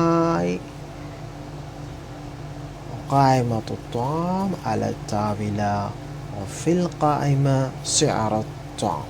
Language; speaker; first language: Arabic; non-native, fluent; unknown